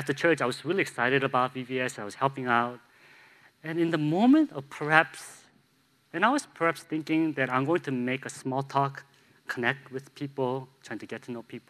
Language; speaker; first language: English; native; English